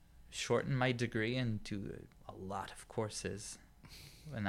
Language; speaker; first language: English; non-native, fluent; Hebrew